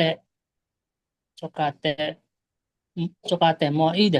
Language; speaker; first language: Japanese; non-native, learner; Filipino